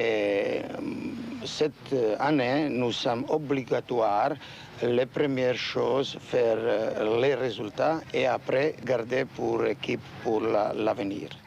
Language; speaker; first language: French; non-native, learner; Croatian